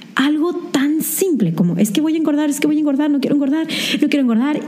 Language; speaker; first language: Spanish; native; Spanish